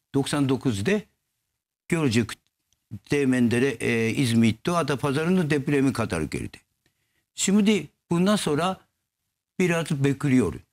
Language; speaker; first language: Turkish; non-native, learner; Japanese